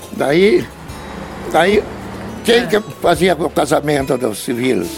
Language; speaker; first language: Portuguese; native; Portuguese